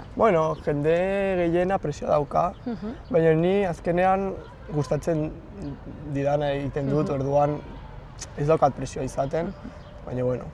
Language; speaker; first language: Basque; non-native, local second language; Spanish